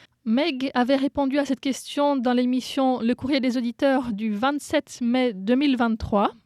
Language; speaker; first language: French; non-native, fluent; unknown